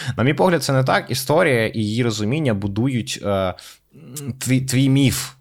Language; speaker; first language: Ukrainian; non-native, local second language; Russian